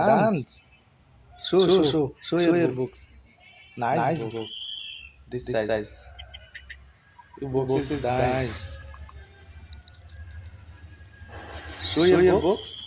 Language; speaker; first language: English; non-native, learner; Bangla